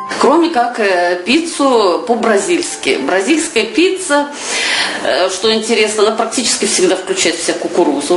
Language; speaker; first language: Russian; native; Russian